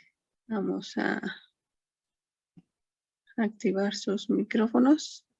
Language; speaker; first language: Spanish; native; Spanish